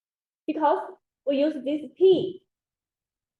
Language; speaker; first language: English; non-native, learner; Chinese